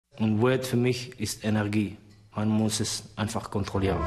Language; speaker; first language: German; non-native, fluent; Estonian